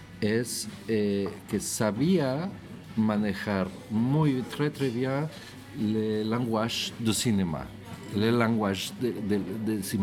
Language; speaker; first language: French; non-native, learner; Spanish